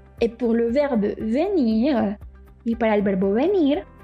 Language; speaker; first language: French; non-native, fluent; Spanish